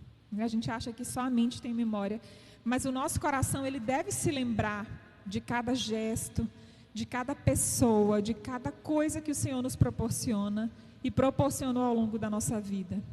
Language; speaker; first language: Portuguese; native; Portuguese